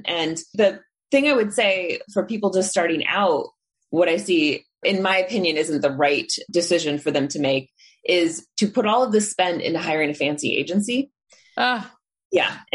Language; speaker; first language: English; native; English